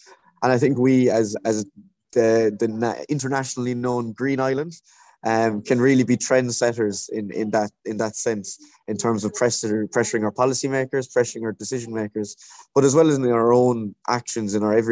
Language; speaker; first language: English; native; English